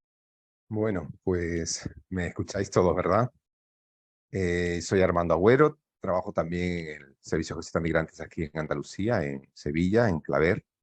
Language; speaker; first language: Spanish; native; Spanish